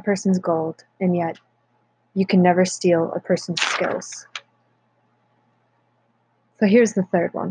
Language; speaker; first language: English; native; English